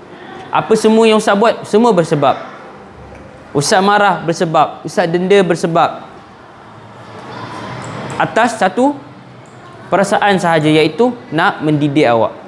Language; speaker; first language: Malay; native; Malay